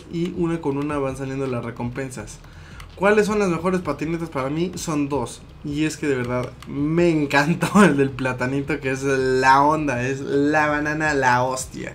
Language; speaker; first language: Spanish; native; Spanish